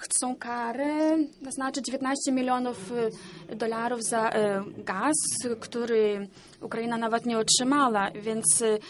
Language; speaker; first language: Polish; non-native, learner; Ukrainian